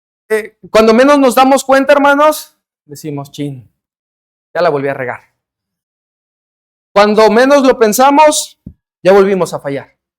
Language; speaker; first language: Spanish; native; Spanish